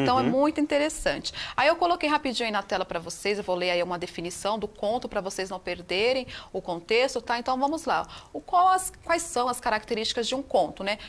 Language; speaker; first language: Portuguese; native; Portuguese